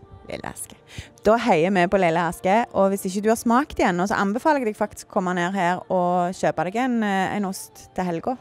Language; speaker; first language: Norwegian; native; Norwegian